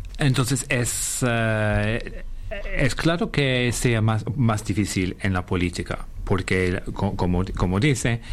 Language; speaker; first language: Spanish; non-native, fluent; English